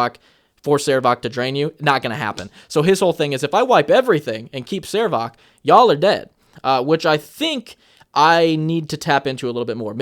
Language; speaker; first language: English; native; English